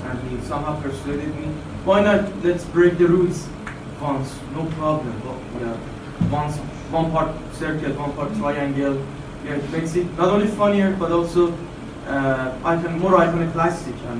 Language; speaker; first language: English; non-native, fluent; Persian